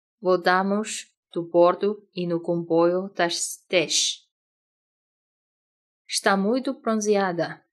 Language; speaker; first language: Portuguese; non-native, fluent; Chinese